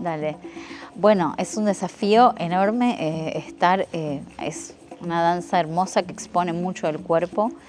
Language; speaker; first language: Spanish; native; Spanish